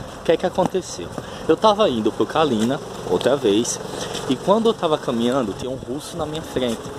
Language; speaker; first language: Portuguese; native; Portuguese